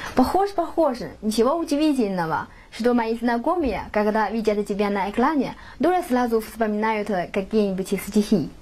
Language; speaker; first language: Russian; non-native, fluent; Chinese